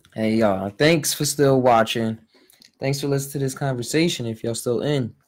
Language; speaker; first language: English; native; English